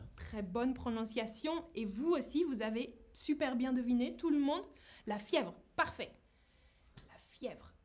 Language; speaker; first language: French; native; French